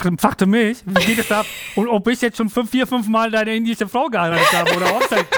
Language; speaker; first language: German; non-native, fluent; Tamil